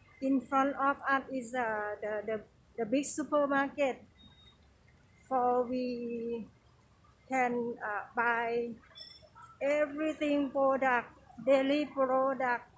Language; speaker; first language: English; non-native, learner; Thai